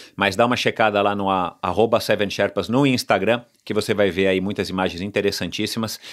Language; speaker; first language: Portuguese; native; Portuguese